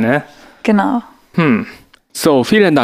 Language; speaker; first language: German; non-native, learner; Japanese